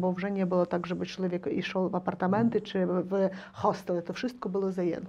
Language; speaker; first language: Polish; non-native, learner; Ukrainian